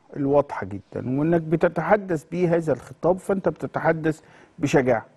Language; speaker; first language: Egyptian Arabic; native; Egyptian Arabic